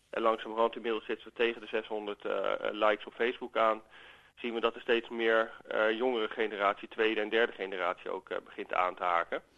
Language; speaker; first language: Dutch; native; Dutch